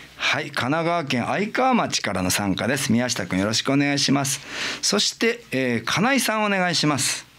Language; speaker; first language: Japanese; native; Japanese